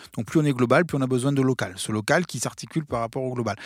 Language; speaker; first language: French; native; French